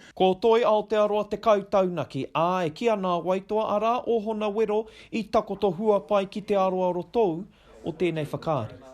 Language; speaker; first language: Māori; non-native, local second language; English